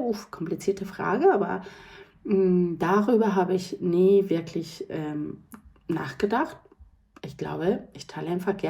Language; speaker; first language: German; non-native, fluent; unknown